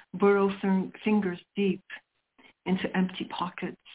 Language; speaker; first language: English; early bilingual, other home language; Sicilian